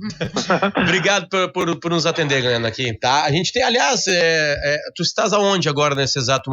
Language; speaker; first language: Portuguese; native; Portuguese